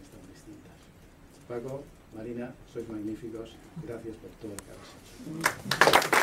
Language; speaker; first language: Spanish; native; Spanish